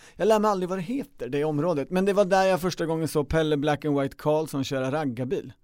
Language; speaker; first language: Swedish; native; Swedish